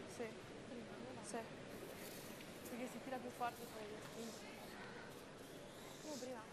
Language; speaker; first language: Italian; native; Italian